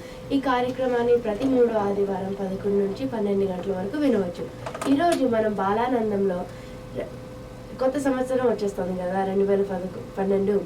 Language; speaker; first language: Telugu; early bilingual, heritage; Telugu